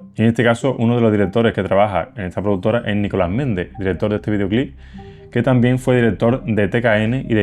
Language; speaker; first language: Spanish; native; Spanish